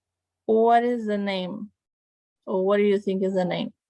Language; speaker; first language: English; non-native, learner; Spanish